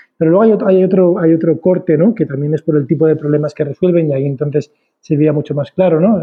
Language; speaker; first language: Spanish; native; Spanish